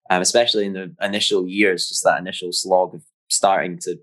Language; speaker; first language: English; native; English